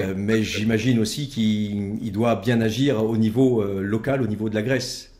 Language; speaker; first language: French; native; French